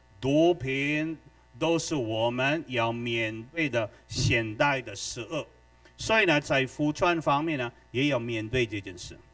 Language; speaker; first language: Chinese; non-native, fluent; Filipino